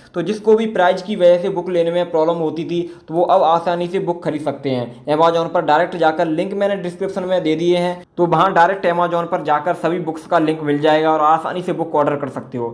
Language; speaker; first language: Hindi; native; Hindi